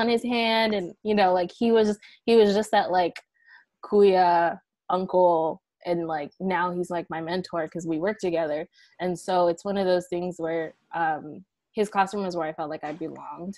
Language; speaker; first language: English; native; English